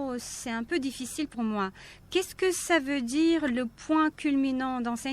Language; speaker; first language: French; non-native, fluent; Korean